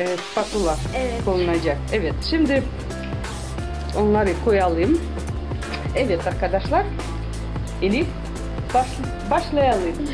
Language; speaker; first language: Turkish; non-native, learner; Russian